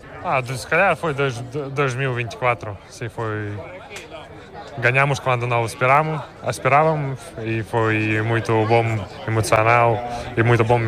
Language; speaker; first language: Portuguese; non-native, fluent; Russian